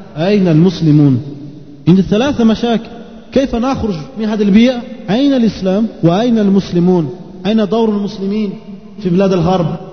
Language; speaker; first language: Arabic; non-native, fluent; Portuguese